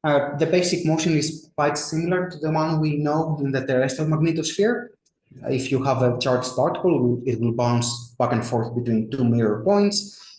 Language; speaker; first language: English; non-native, fluent; Greek